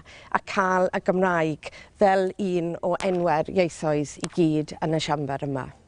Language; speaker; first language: Welsh; non-native, local second language; English